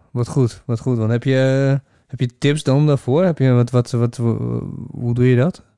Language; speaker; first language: Dutch; native; Dutch